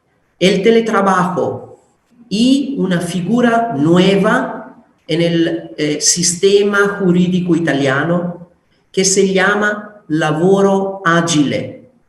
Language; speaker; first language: Spanish; non-native, fluent; Italian